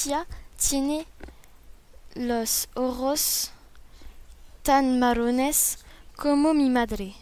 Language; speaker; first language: Spanish; non-native, learner; French